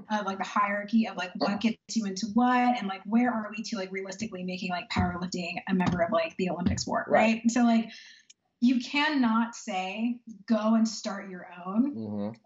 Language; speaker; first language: English; native; English